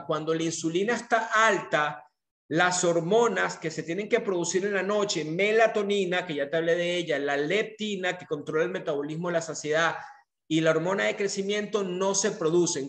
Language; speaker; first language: Spanish; native; Spanish